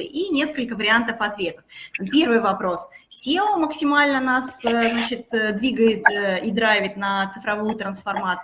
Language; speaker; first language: Russian; native; Russian